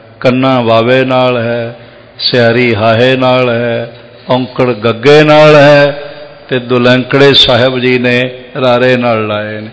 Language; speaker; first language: Punjabi; native; Punjabi